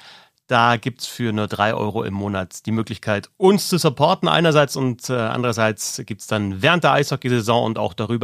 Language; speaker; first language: German; native; German